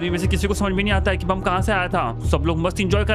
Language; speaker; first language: Hindi; native; Hindi